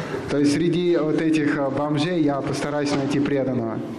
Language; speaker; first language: Russian; native; Russian